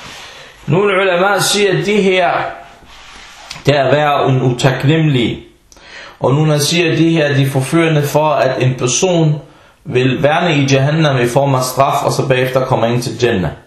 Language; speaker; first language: Danish; non-native, fluent; Arabic